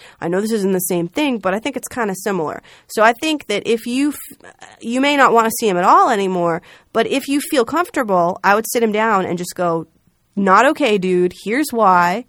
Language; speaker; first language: English; native; English